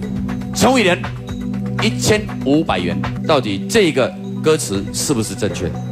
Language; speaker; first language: Chinese; native; Chinese